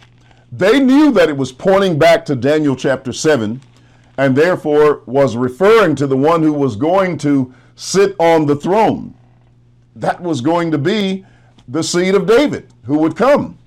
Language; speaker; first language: English; native; English